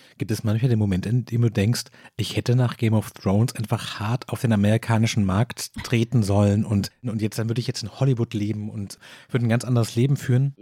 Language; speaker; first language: German; native; German